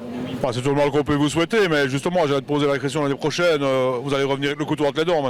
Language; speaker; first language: French; native; French